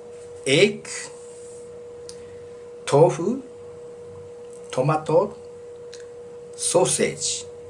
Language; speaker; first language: English; non-native, learner; Japanese